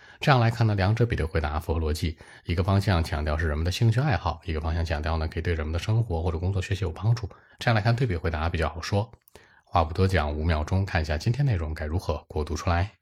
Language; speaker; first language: Chinese; native; Chinese